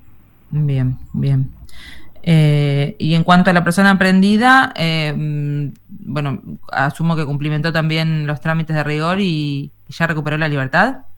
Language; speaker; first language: Spanish; native; Spanish